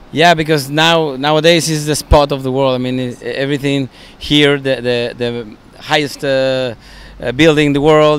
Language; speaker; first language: English; non-native, fluent; Spanish